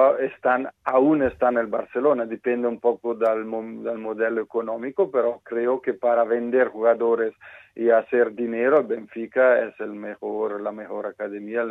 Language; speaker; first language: Spanish; non-native, fluent; Italian